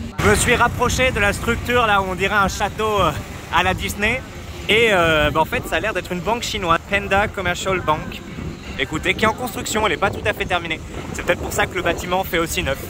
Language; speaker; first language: French; native; French